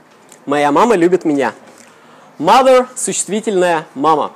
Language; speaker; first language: Russian; native; Russian